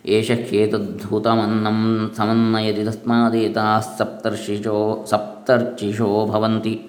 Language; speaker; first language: Hindi; non-native, local second language; Kannada